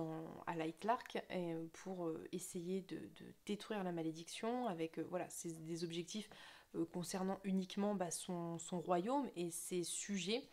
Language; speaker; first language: French; native; French